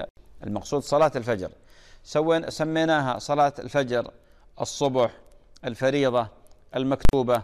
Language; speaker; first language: Arabic; native; Arabic